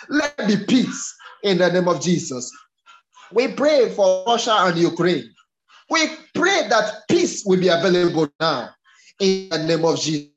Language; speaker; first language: English; non-native, local second language; Yoruba